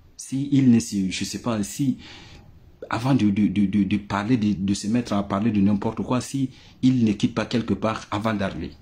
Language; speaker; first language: French; non-native, local second language; Bambara